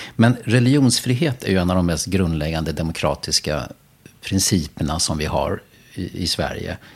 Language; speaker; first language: Swedish; native; Swedish